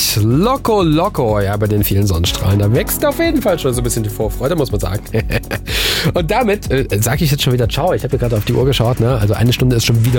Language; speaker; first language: German; native; German